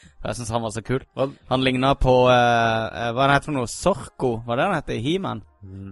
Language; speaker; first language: Norwegian; native; Norwegian